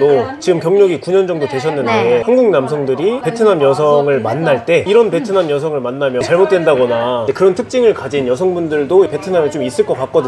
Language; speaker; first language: Korean; native; Korean